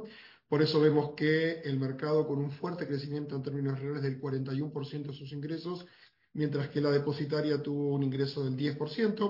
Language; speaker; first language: Spanish; native; Spanish